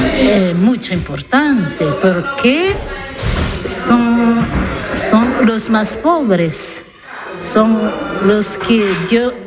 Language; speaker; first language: Spanish; non-native, learner; Portuguese